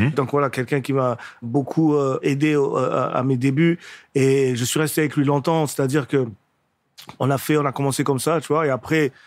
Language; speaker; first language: French; native; French